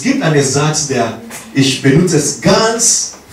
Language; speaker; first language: German; non-native, learner; English